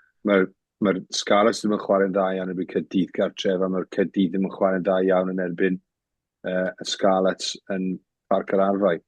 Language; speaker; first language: Welsh; native; Welsh